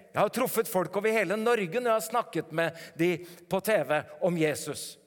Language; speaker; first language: Norwegian; native; Norwegian